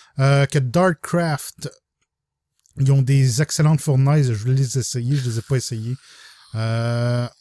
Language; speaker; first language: French; native; French